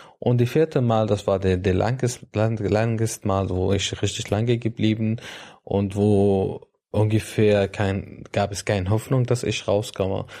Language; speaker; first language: German; non-native, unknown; Arabic